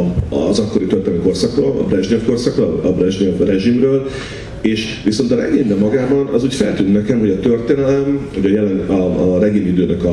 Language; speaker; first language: Hungarian; native; Hungarian